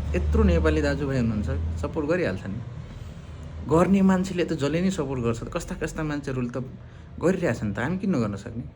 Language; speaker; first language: Nepali; non-native, local second language; Maithili